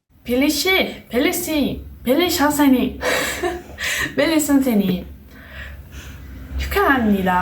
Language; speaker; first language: Korean; non-native, learner; Portuguese